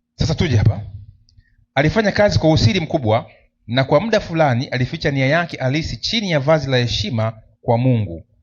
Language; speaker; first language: Swahili; native; Swahili